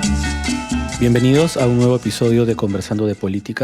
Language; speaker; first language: Spanish; native; Spanish